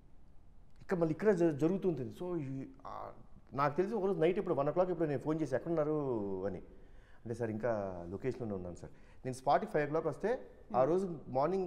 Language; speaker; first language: Telugu; native; Telugu